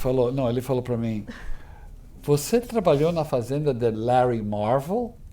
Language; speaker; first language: Portuguese; non-native, fluent; English